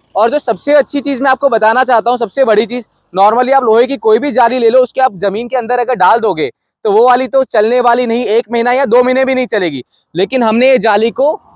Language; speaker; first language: Hindi; native; Hindi